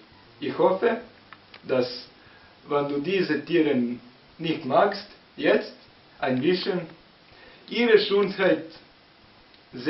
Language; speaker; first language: German; non-native, learner; Serbian